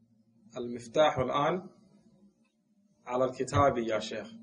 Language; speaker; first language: Arabic; non-native, learner; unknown